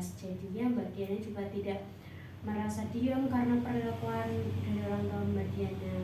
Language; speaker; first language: Indonesian; native; Indonesian